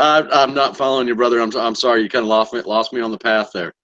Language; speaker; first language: English; native; English